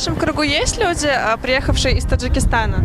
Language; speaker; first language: Russian; native; Russian